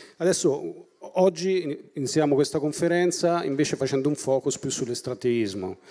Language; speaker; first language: Italian; native; Italian